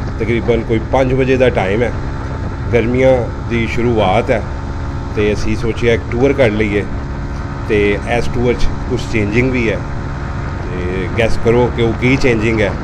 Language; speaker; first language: Punjabi; non-native, local second language; Urdu